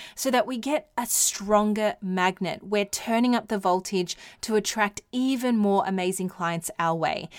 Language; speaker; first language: English; native; English